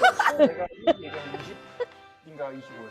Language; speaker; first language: Korean; native; Korean